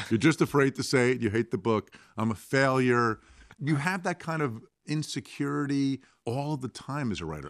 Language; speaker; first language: English; native; English